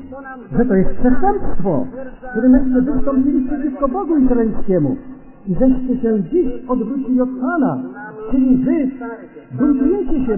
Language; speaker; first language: Polish; native; Polish